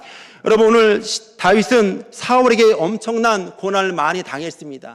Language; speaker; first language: Korean; native; Korean